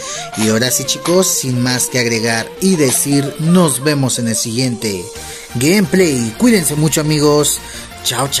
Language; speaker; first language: Spanish; native; Spanish